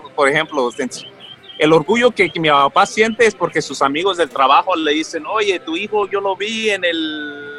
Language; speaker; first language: Spanish; early bilingual, heritage; Spanish